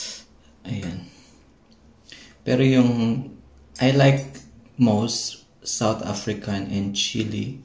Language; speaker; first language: English; non-native, learner; Filipino